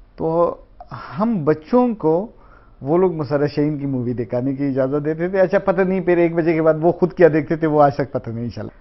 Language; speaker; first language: Urdu; non-native, local second language; Pashto